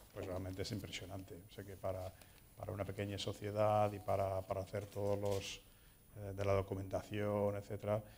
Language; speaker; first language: Spanish; non-native, fluent; Portuguese